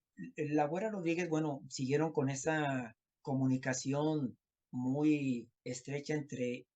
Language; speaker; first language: Spanish; native; Spanish